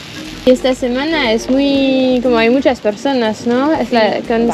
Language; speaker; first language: Spanish; non-native, learner; French